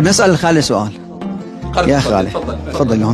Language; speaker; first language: Arabic; native; Arabic